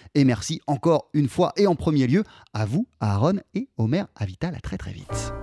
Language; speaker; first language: French; native; French